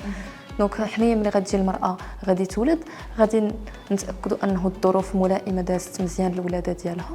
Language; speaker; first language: Arabic; native; Arabic